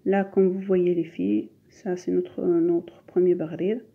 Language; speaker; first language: French; non-native, local second language; Arabic